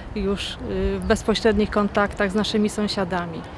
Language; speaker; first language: Polish; native; Polish